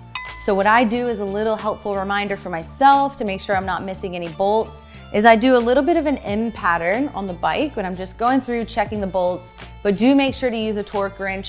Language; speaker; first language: English; native; English